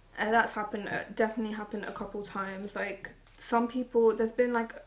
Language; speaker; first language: English; early bilingual, other home language; Morisyen